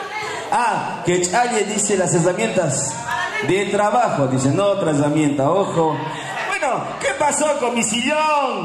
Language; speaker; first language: Spanish; native; Spanish